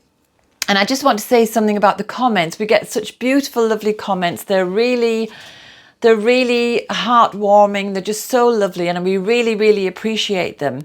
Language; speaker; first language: English; native; English